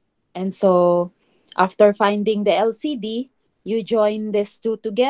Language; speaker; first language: English; non-native, local second language; Filipino